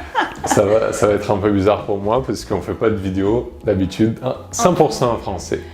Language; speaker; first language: French; non-native, fluent; Portuguese